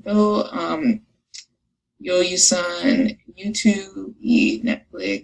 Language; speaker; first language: Spanish; non-native, learner; English